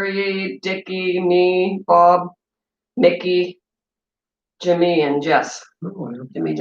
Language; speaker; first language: English; native; English